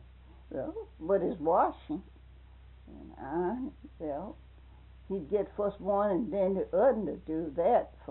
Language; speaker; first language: English; native; English